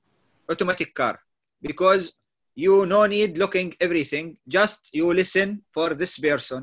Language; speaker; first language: English; non-native, learner; Arabic